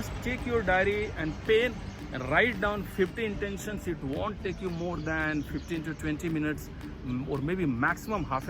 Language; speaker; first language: English; non-native, local second language; Hindi